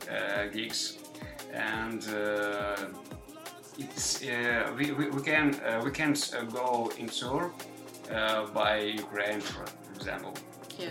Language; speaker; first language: English; non-native, learner; Ukrainian